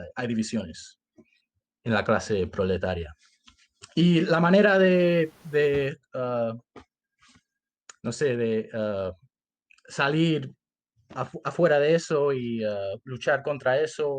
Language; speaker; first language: Spanish; early bilingual, heritage; Spanish